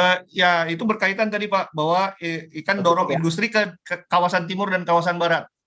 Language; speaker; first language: Indonesian; native; Indonesian